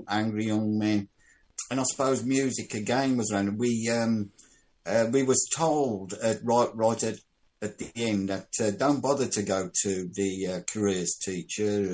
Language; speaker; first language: English; native; English